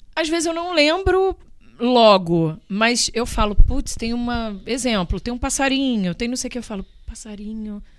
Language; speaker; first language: Portuguese; native; Portuguese